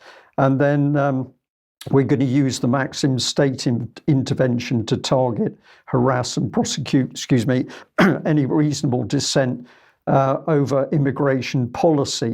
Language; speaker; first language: English; native; English